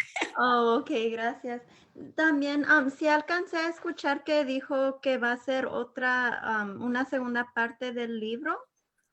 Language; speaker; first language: Spanish; early bilingual, heritage; Spanish